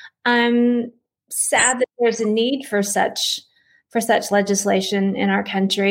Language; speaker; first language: English; native; English